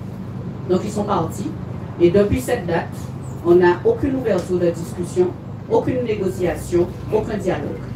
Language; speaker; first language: French; native; French